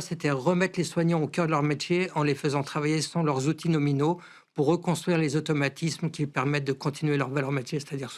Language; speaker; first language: French; native; French